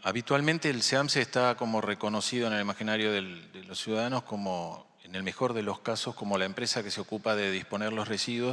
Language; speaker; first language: Spanish; native; Spanish